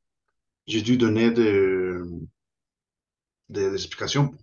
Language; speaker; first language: French; non-native, fluent; Spanish